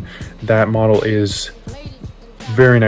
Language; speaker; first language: English; native; English